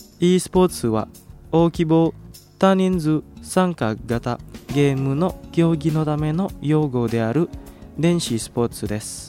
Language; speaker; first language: Japanese; non-native, fluent; Indonesian